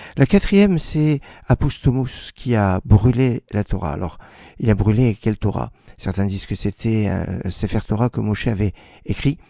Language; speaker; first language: French; native; French